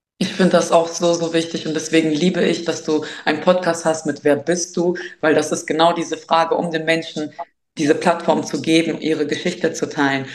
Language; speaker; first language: German; early bilingual, other home language; Albanian